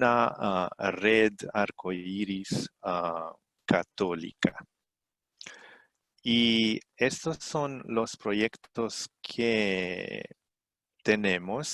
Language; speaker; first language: Spanish; non-native, fluent; Romanian